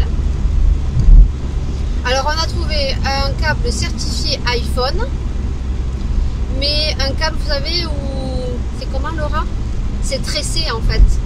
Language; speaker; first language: French; native; French